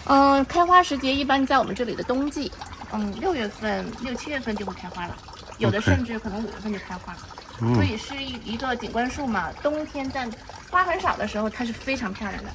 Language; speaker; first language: Chinese; native; Chinese